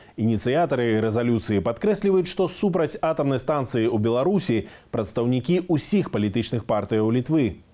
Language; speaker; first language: Belarusian; native; Belarusian